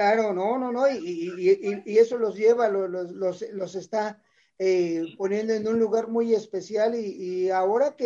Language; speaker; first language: Spanish; native; Spanish